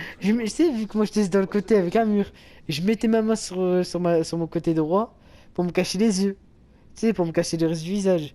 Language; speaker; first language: French; native; French